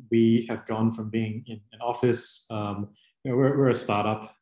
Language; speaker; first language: English; native; English